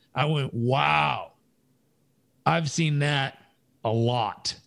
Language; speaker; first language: English; native; English